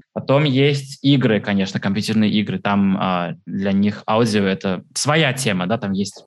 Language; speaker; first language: Russian; early bilingual, heritage; Russian